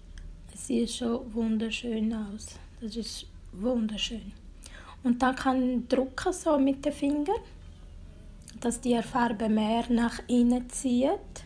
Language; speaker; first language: German; non-native, learner; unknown